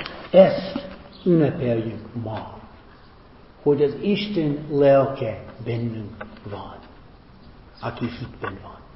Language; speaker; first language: Hungarian; non-native, fluent; English